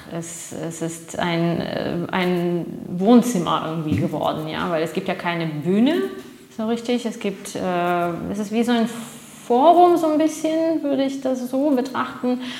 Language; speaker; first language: German; non-native, fluent; Russian